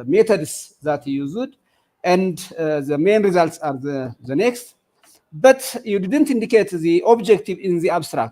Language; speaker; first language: English; non-native, local second language; Amharic